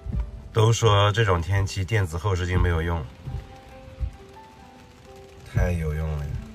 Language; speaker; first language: Chinese; native; Chinese